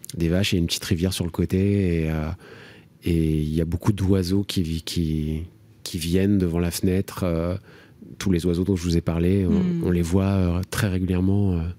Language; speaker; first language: French; native; French